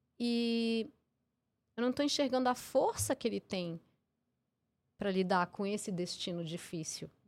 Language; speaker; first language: Portuguese; early bilingual, heritage; English